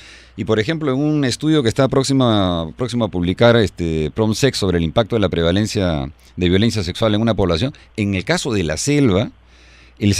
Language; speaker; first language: Spanish; native; Spanish